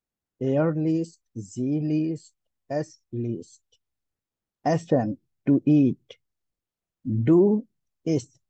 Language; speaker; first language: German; non-native, learner; Hindi